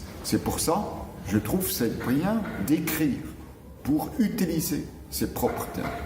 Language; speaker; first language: French; non-native, local second language; German